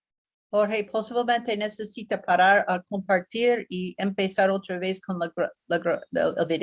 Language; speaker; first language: Spanish; non-native, learner; English